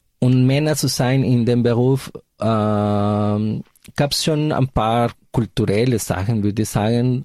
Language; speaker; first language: German; non-native, fluent; Spanish